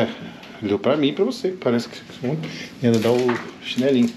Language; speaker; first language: Portuguese; native; Portuguese